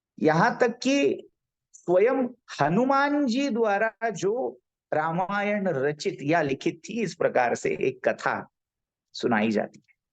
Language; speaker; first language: Hindi; non-native, local second language; Marathi